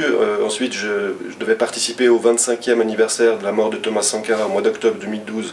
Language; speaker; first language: French; native; French